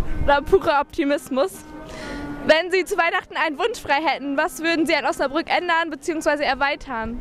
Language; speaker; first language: German; native; German